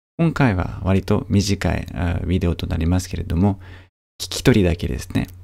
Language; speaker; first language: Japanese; non-native, fluent; French